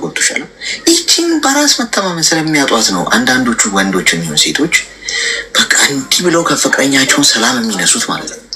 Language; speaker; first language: Amharic; native; Amharic